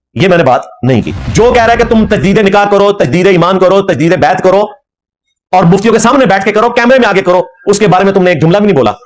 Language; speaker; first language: Urdu; non-native, local second language; Punjabi